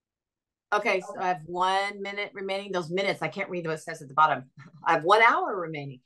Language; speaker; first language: English; native; English